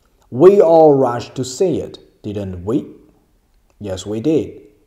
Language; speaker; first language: English; non-native, fluent; Chinese